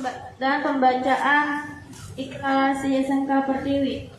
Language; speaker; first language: Indonesian; native; Indonesian